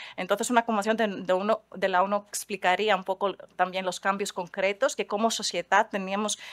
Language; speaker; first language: Spanish; non-native, fluent; Greek